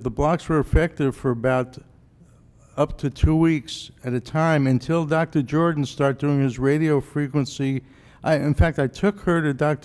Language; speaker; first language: English; native; English